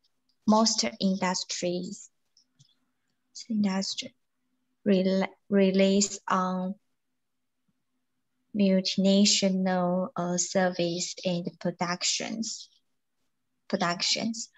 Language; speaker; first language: English; non-native, learner; Chinese